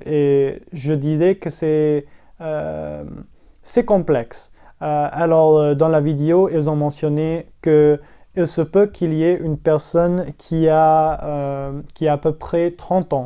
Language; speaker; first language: French; non-native, learner; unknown